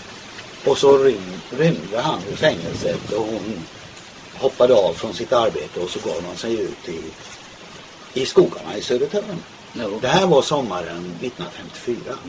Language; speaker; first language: Swedish; native; Swedish